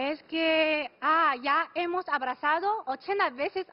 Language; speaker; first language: Spanish; non-native, fluent; Chinese